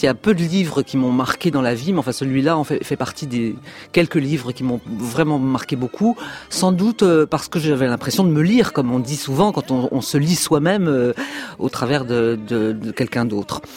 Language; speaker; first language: French; native; French